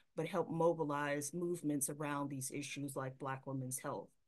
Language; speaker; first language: English; native; English